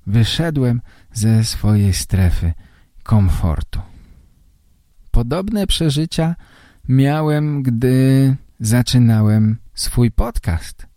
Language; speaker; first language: Polish; native; Polish